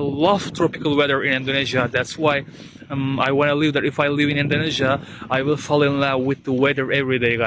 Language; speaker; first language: English; non-native, fluent; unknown